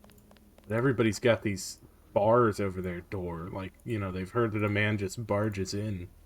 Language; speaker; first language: English; native; English